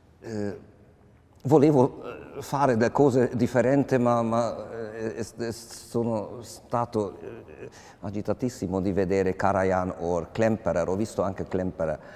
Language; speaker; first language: Italian; non-native, fluent; Hungarian